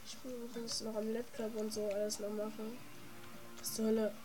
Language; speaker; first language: German; native; German